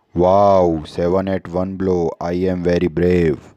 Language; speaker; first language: English; non-native, local second language; Gujarati